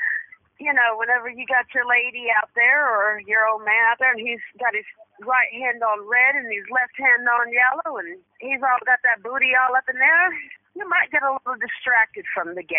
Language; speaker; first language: English; native; English